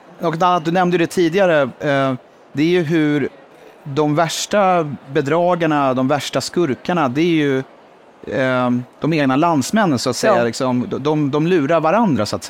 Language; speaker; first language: Swedish; native; Swedish